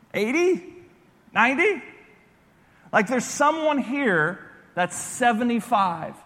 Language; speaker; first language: English; native; English